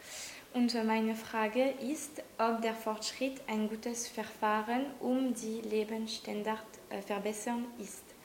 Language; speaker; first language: German; non-native, learner; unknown